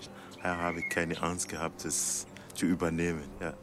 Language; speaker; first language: German; non-native, learner; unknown